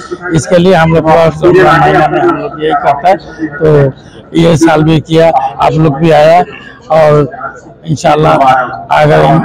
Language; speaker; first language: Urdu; non-native, fluent; Bangla